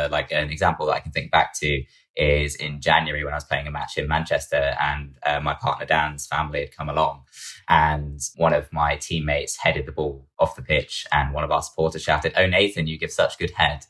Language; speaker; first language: English; native; English